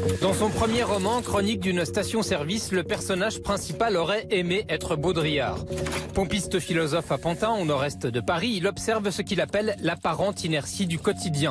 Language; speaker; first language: French; native; French